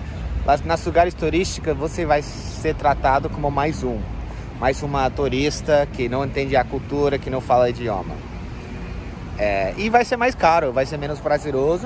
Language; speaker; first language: Portuguese; non-native, fluent; English